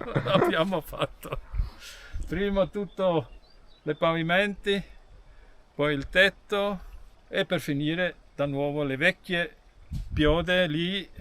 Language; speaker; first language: Italian; non-native, fluent; German